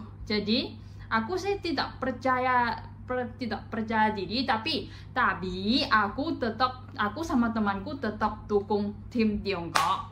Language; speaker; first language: Indonesian; non-native, fluent; Chinese